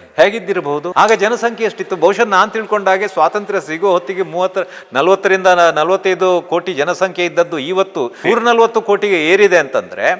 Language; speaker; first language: Kannada; non-native, local second language; Tulu